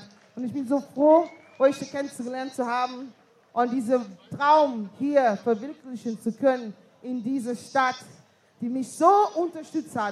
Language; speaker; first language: German; non-native, fluent; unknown